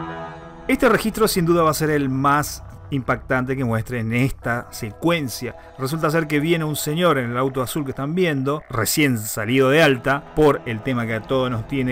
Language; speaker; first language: Spanish; native; Spanish